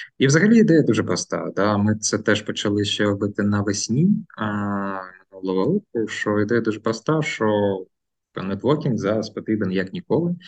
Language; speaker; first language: Ukrainian; non-native, local second language; Russian